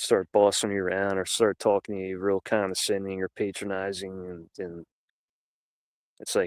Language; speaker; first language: English; native; English